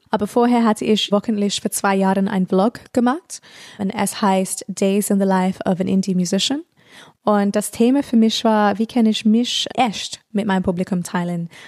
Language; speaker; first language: German; non-native, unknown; English